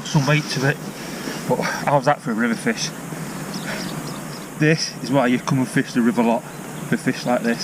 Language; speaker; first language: English; native; English